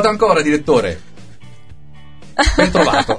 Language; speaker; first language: Italian; native; Italian